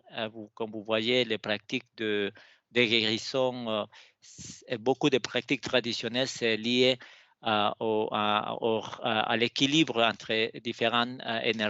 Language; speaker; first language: French; non-native, fluent; Spanish